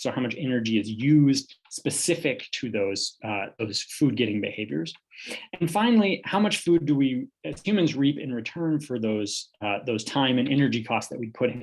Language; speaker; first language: English; native; English